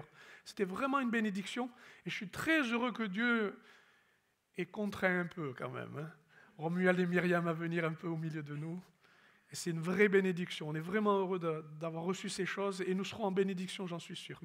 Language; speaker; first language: French; native; French